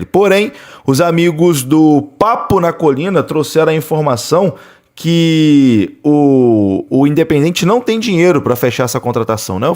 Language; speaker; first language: Portuguese; native; Portuguese